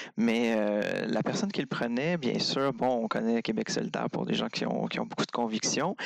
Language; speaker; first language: French; native; French